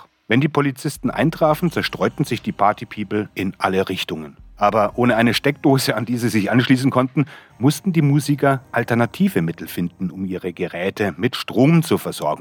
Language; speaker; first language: German; native; German